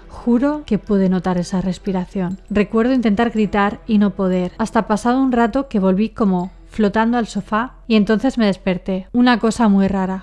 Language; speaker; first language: Spanish; native; Spanish